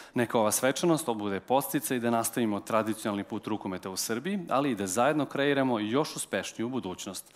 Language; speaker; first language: Serbian; native; Serbian